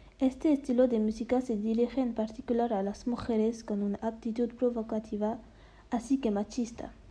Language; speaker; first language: Spanish; non-native, learner; French